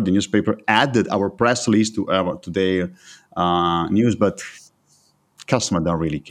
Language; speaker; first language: English; non-native, fluent; Italian